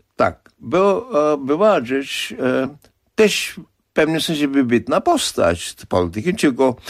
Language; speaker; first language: Polish; non-native, fluent; Kashmiri